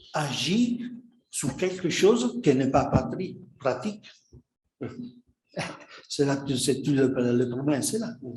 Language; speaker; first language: French; non-native, fluent; Italian